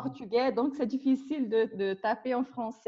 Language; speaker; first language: French; non-native, fluent; Portuguese